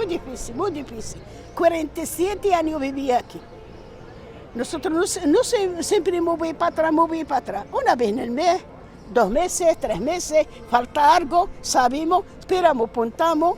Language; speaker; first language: Spanish; non-native, learner; Arabic